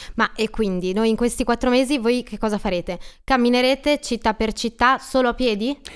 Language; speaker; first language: Italian; native; Italian